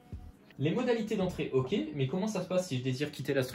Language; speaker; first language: French; native; French